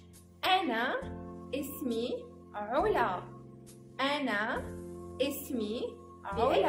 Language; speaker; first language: Arabic; early bilingual, heritage; Arabic